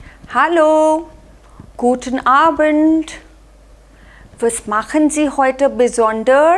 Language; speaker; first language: German; non-native, fluent; Hindi